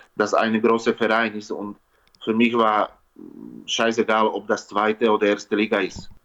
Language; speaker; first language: German; non-native, learner; Slovak